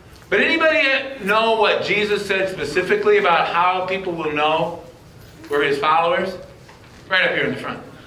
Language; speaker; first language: English; native; English